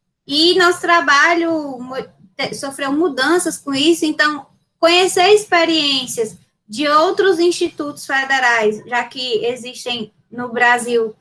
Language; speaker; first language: Portuguese; native; Portuguese